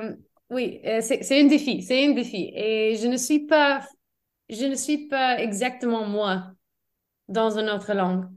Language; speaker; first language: French; non-native, fluent; English